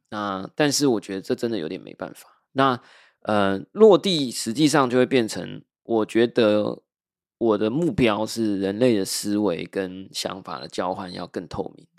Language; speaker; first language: Chinese; native; Chinese